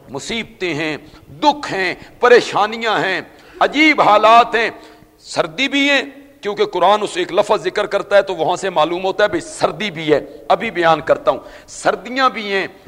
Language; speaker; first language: Urdu; non-native, local second language; Punjabi